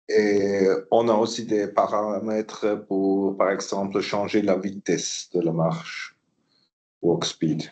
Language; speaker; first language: French; non-native, local second language; German